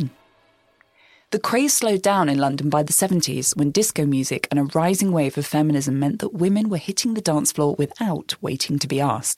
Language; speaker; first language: English; native; English